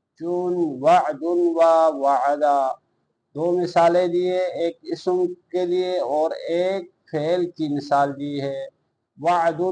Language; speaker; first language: Urdu; non-native, local second language; Balti